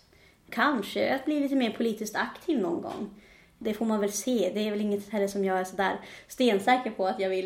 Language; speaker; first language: Swedish; native; Swedish